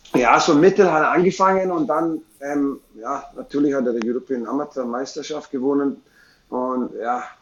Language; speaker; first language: German; non-native, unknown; English